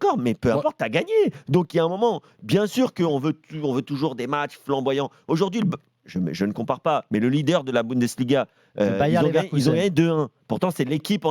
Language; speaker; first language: French; native; French